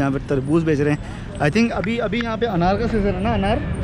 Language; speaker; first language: Hindi; native; Hindi